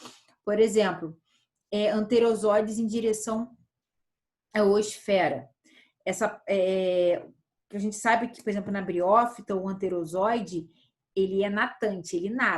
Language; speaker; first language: Portuguese; native; Portuguese